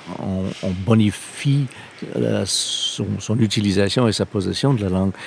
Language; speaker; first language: French; non-native, local second language; English